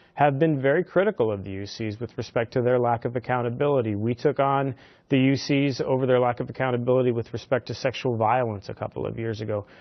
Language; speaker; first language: English; native; English